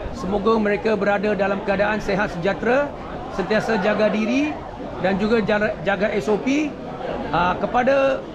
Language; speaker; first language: Malay; non-native, local second language; Chinese